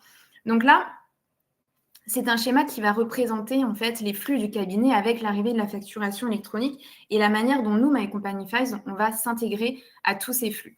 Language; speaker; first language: French; native; French